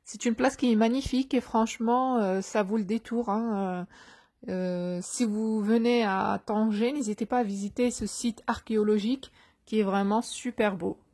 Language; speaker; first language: French; non-native, local second language; Arabic